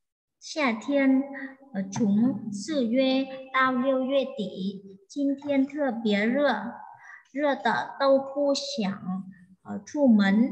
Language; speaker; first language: Chinese; non-native, learner; Vietnamese